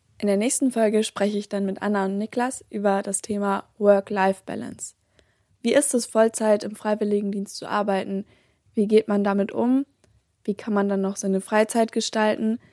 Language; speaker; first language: German; native; German